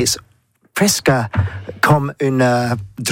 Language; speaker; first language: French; non-native, learner; English